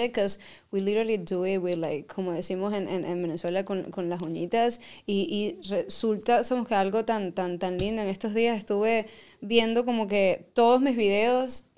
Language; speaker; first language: Spanish; native; Spanish